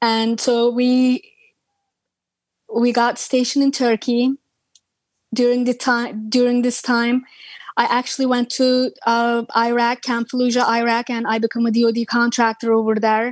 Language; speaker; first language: English; non-native, fluent; Turkish